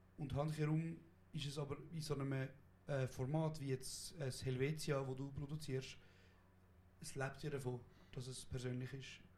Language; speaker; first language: German; early bilingual, other home language; Kurdish